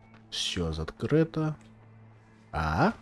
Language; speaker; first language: Russian; non-native, learner; English